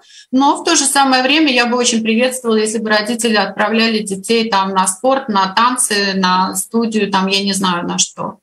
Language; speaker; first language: Russian; native; Russian